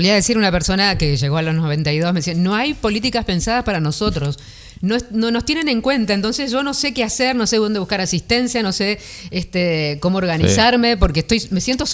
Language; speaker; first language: Spanish; native; Spanish